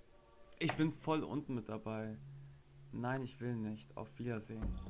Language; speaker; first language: German; native; German